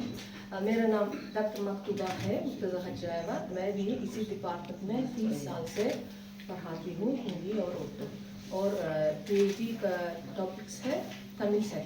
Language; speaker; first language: Hindi; non-native, fluent; Uzbek